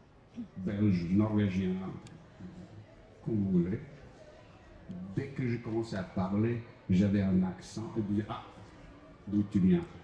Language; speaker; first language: French; non-native, fluent; Croatian